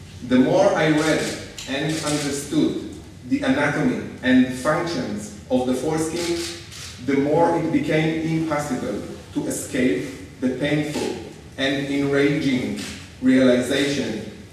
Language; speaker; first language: English; non-native, fluent; Hebrew